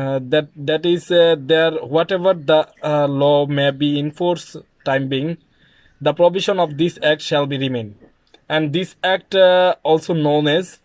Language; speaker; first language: English; non-native, learner; Bangla